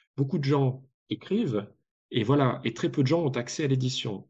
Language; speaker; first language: French; native; French